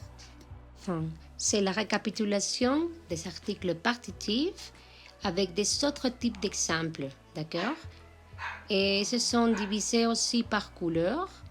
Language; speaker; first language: French; non-native, learner; Spanish